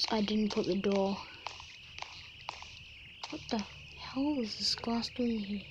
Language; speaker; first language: English; native; English